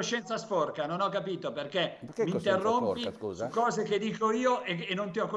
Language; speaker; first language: Italian; native; Italian